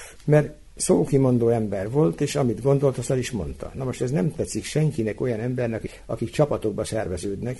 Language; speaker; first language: Hungarian; native; Hungarian